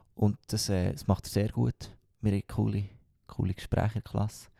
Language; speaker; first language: Swiss German; native; Swiss German